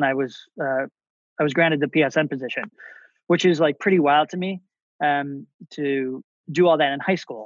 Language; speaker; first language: English; native; English